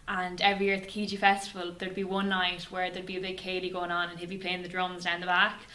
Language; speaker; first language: English; native; English